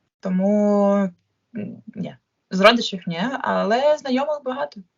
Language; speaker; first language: Ukrainian; non-native, local second language; Russian